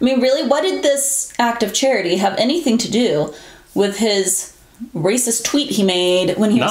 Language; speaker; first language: English; native; English